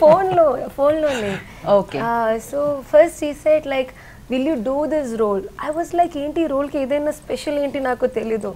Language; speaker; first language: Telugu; non-native, learner; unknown